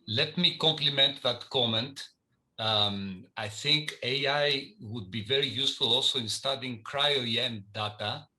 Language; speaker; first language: English; non-native, fluent; Greek